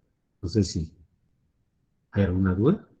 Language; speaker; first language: Spanish; native; Spanish